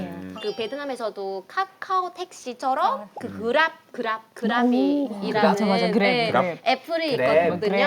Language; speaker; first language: Korean; non-native, fluent; Vietnamese